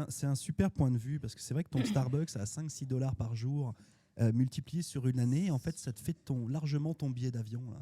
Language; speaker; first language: French; native; French